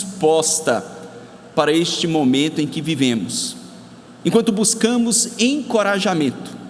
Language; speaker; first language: Portuguese; native; Portuguese